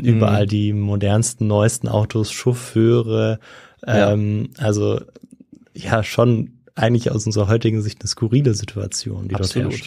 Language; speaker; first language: German; native; German